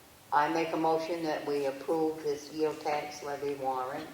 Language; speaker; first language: English; native; English